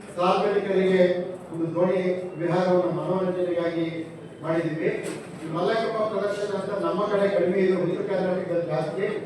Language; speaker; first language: Kannada; native; Kannada